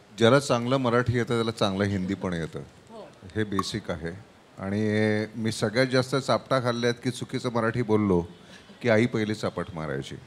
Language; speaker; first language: Marathi; native; Marathi